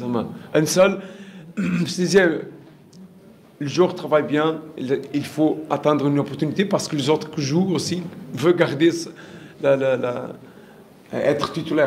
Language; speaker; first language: French; non-native, learner; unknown